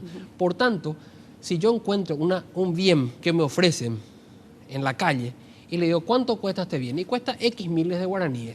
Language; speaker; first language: Spanish; native; Spanish